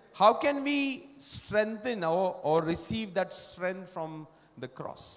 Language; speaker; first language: English; non-native, local second language; Marathi